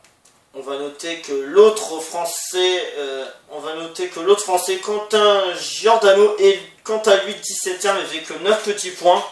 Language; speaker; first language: French; native; French